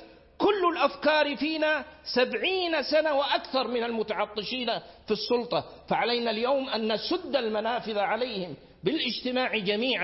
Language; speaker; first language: Arabic; native; Arabic